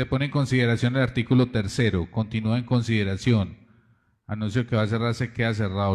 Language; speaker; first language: Spanish; native; Spanish